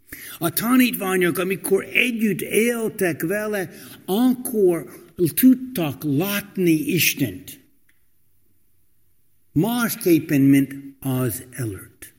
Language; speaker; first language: Hungarian; non-native, fluent; English